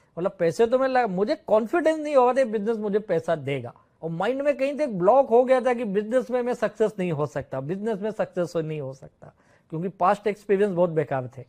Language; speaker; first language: Hindi; native; Hindi